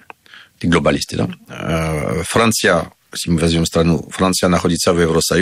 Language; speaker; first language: Russian; non-native, learner; French